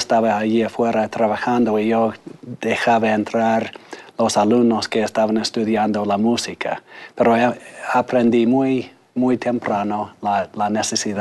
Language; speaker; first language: Spanish; non-native, fluent; English